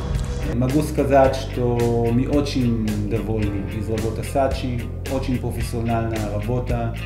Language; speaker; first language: Russian; non-native, learner; Hebrew